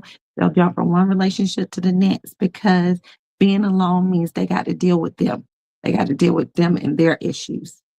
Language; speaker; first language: English; native; English